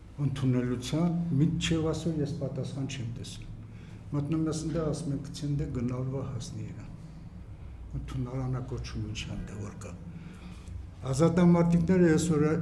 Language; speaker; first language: Armenian; native; Armenian